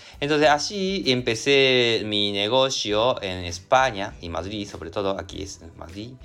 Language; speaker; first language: Spanish; non-native, learner; Japanese